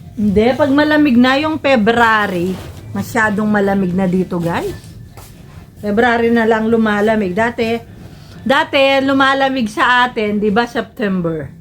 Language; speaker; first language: Filipino; non-native, local second language; Pampanga